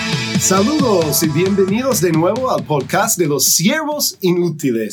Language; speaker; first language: Spanish; non-native, fluent; English